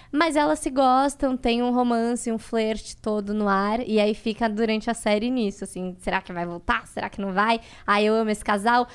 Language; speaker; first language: Portuguese; native; Portuguese